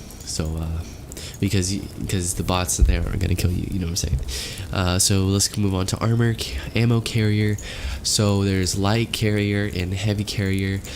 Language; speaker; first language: English; native; English